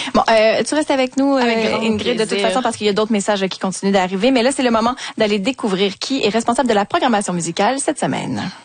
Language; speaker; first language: French; native; French